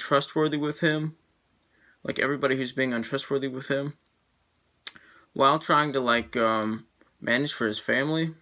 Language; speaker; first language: English; native; English